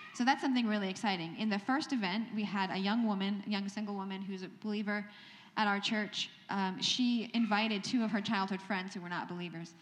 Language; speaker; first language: English; native; English